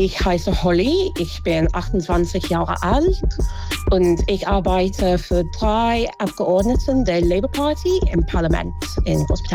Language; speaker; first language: German; non-native, fluent; English